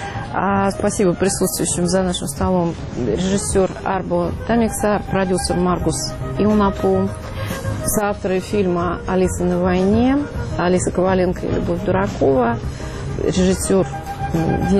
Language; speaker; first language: Russian; native; Russian